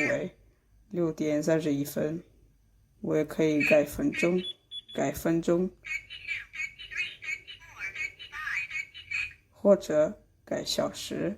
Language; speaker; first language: Chinese; non-native, fluent; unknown